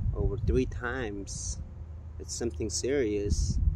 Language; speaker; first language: English; non-native, fluent; Mongolian